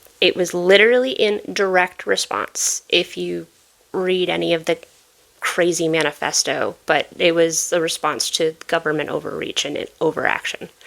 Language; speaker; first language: English; native; English